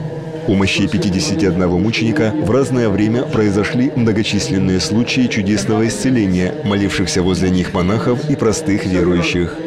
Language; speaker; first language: Russian; native; Russian